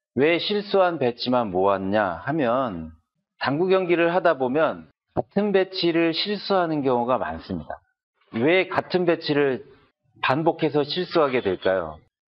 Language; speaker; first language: Korean; native; Korean